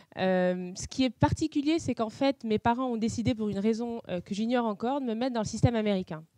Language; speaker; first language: French; non-native, local second language; Arabic